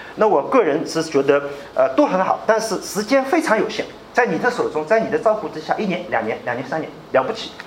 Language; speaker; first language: Chinese; native; Chinese